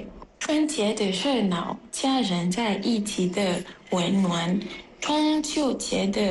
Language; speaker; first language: Chinese; non-native, learner; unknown